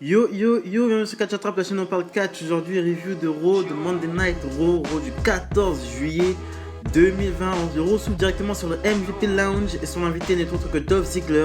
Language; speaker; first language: French; native; French